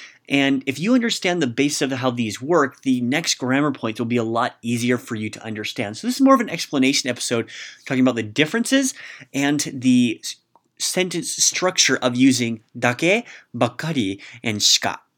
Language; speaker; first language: English; native; English